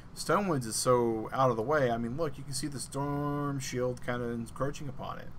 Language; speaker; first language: English; native; English